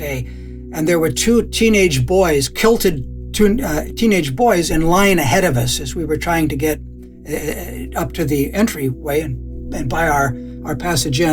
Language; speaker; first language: English; native; English